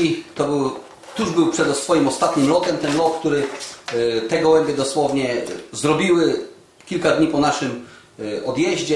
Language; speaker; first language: Polish; native; Polish